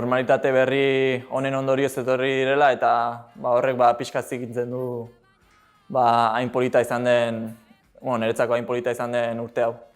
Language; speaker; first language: Basque; non-native, local second language; Spanish